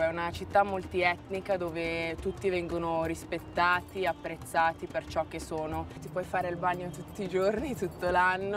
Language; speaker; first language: Italian; early bilingual, other home language; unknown